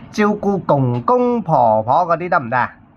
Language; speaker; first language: Cantonese; native; Cantonese